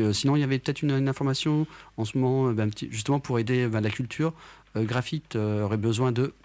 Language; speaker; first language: French; native; French